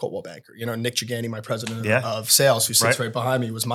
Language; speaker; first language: English; native; English